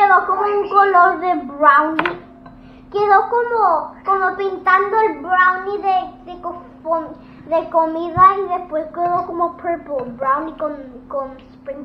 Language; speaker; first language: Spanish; early bilingual, heritage; English